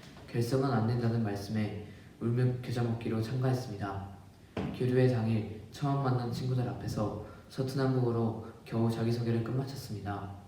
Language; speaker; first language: Korean; early bilingual, other home language; Japanese